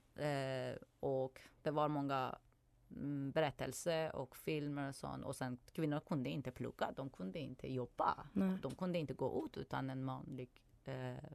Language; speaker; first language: Swedish; non-native, fluent; Persian